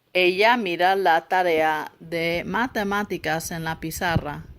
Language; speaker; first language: Spanish; non-native, learner; English